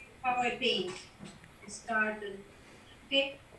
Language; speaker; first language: English; non-native, fluent; Macedonian